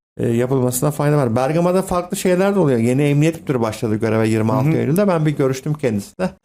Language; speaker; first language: Turkish; native; Turkish